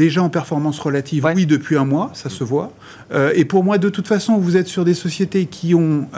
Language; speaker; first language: French; native; French